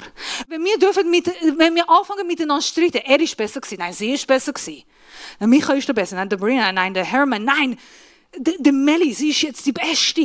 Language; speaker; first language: German; non-native, fluent; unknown